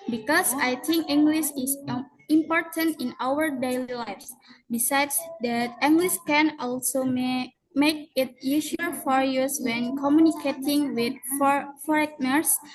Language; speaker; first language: English; non-native, learner; Indonesian